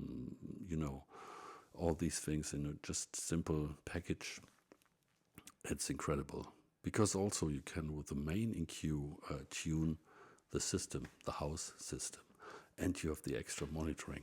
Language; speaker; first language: English; non-native, fluent; German